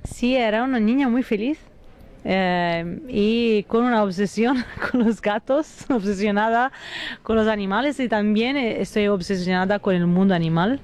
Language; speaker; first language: Spanish; non-native, fluent; Italian